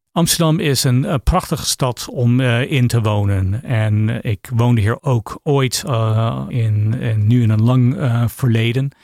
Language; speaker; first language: Dutch; non-native, fluent; English